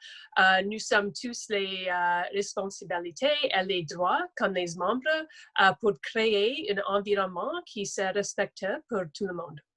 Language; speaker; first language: French; non-native, local second language; English